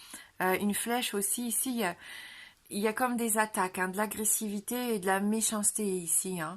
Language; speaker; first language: French; native; French